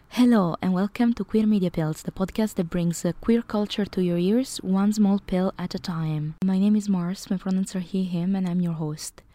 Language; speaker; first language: English; non-native, fluent; Italian